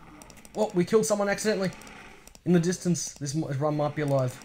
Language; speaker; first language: English; native; English